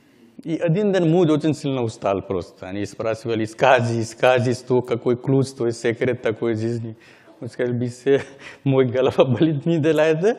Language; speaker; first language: Russian; non-native, learner; Hindi